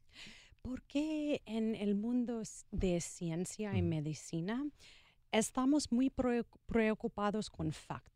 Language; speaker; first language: Spanish; non-native, learner; English